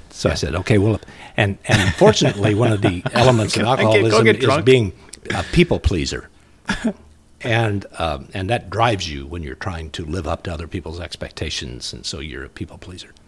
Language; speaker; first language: English; native; English